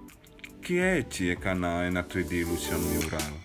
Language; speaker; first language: Greek; non-native, fluent; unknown